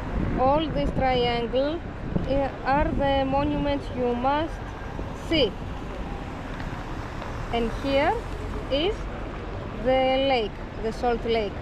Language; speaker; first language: English; non-native, learner; Greek